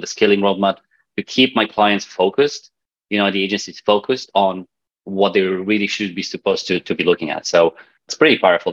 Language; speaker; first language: English; non-native, fluent; Polish